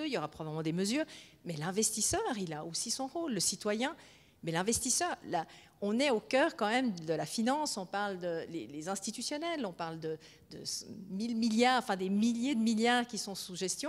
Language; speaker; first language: French; native; French